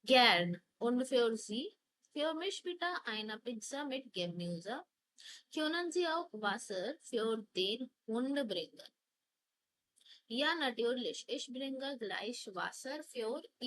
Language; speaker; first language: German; non-native, fluent; Hindi